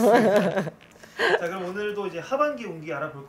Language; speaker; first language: Korean; native; Korean